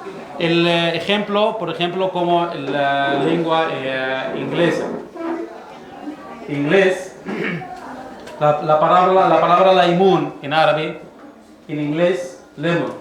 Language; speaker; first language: Spanish; non-native, fluent; Arabic